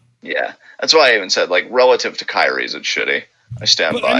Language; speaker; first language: English; native; English